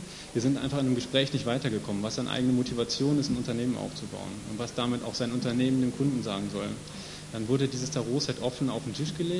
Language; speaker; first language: German; native; German